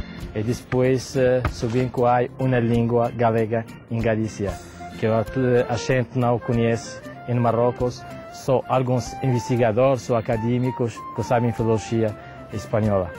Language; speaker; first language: Portuguese; non-native, fluent; Arabic